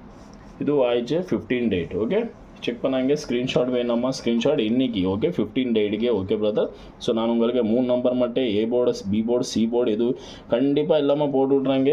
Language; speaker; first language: Tamil; non-native, learner; Kannada